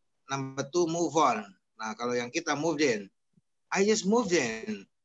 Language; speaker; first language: English; non-native, fluent; Indonesian